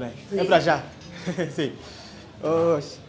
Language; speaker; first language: Portuguese; non-native, fluent; Vietnamese